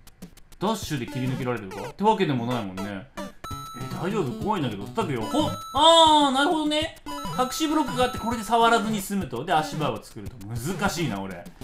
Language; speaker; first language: Japanese; native; Japanese